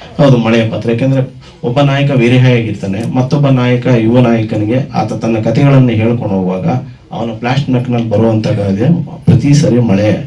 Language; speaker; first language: Kannada; native; Kannada